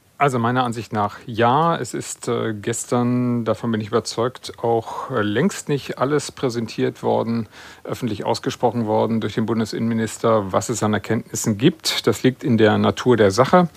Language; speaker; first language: German; native; German